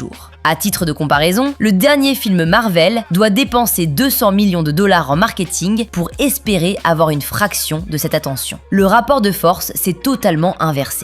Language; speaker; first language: French; native; French